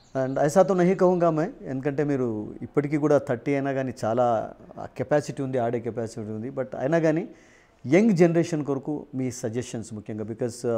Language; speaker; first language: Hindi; non-native, local second language; Telugu